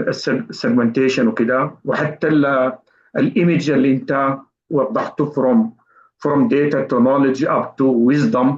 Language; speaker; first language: Arabic; native; Arabic